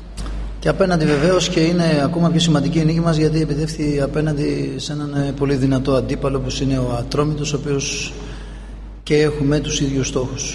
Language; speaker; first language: Greek; native; Greek